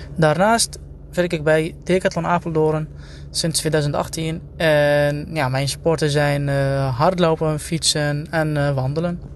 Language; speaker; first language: Dutch; non-native, fluent; Arabic